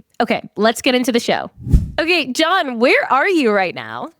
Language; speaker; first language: English; native; English